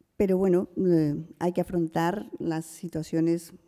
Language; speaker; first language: Spanish; native; Spanish